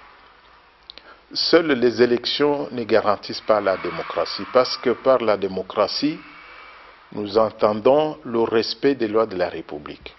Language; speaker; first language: French; non-native, local second language; Luba-Lulua